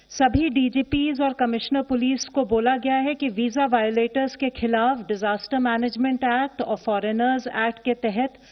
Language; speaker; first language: Hindi; native; Hindi